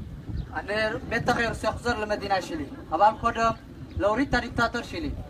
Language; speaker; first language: Hebrew; non-native, learner; Tigrinya